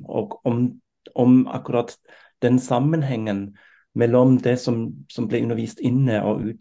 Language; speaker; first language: Norwegian; non-native, fluent; German